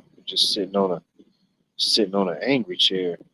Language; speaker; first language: English; native; English